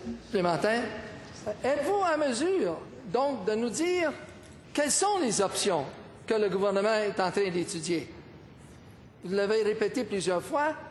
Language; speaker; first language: French; native; French